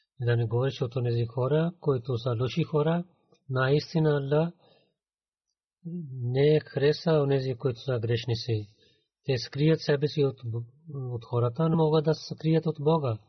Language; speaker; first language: Bulgarian; non-native, learner; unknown